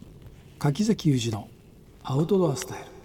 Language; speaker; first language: Japanese; native; Japanese